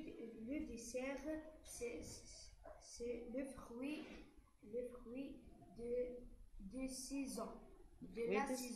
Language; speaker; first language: French; non-native, learner; Arabic